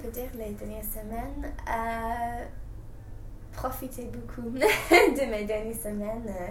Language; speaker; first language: French; non-native, fluent; English